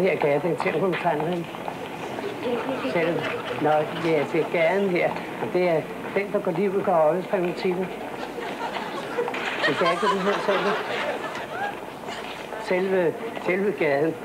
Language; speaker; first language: Danish; native; Danish